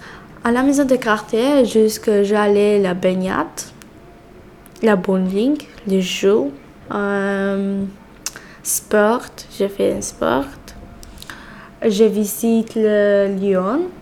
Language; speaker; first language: French; non-native, learner; Albanian